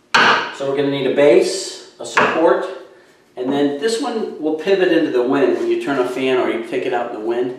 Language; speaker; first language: English; native; English